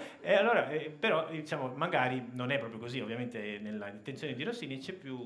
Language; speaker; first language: Italian; native; Italian